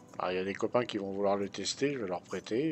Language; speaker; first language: French; native; French